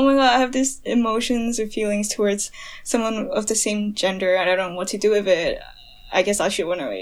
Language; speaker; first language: English; non-native, local second language; Cantonese